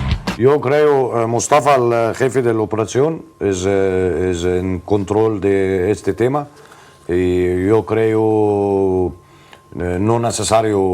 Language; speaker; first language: Spanish; non-native, learner; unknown